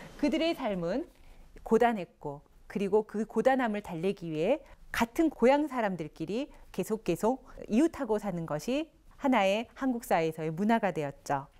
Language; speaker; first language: Korean; native; Korean